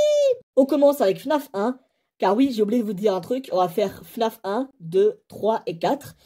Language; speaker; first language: French; native; French